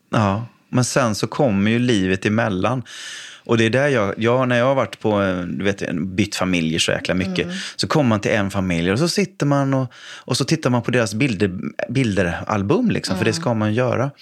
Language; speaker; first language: Swedish; native; Swedish